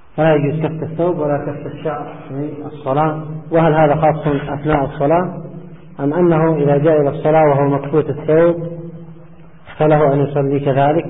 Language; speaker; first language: Arabic; native; Arabic